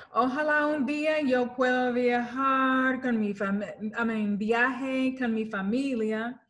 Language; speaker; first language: Spanish; non-native, learner; English